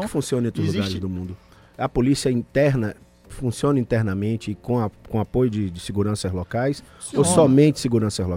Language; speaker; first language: Portuguese; native; Portuguese